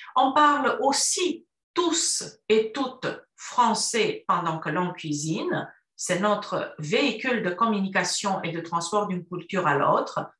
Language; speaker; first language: French; non-native, fluent; Romanian